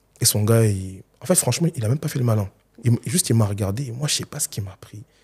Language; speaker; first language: French; early bilingual, other home language; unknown